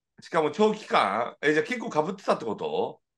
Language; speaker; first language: Japanese; native; Japanese